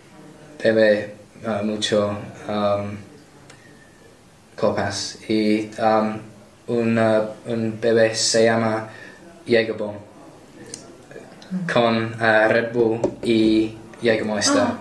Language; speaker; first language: Spanish; non-native, learner; English